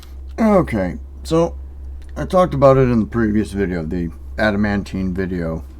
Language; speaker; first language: English; native; English